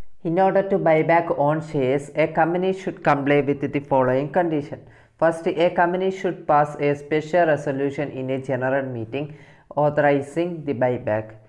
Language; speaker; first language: English; non-native, local second language; Malayalam